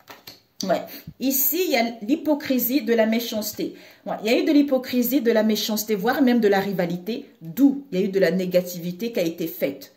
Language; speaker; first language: French; native; French